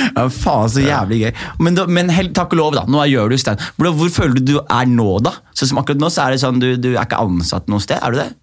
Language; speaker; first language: Norwegian; early bilingual, other home language; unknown